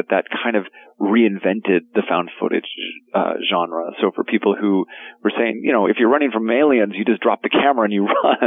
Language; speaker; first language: English; native; English